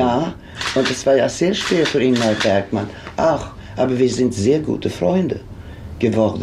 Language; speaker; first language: German; non-native, fluent; Swedish